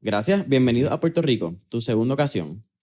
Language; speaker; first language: Spanish; native; Spanish